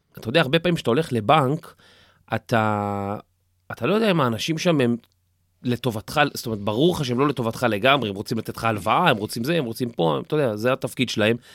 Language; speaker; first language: Hebrew; native; Hebrew